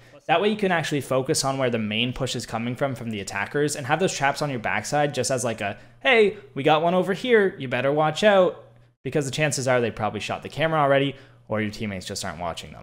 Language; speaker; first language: English; native; English